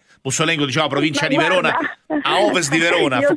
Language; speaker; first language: Italian; native; Italian